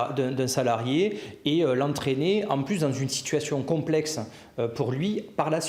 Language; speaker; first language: French; native; French